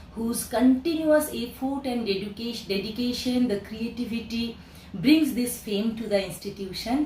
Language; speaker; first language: English; non-native, local second language; Bangla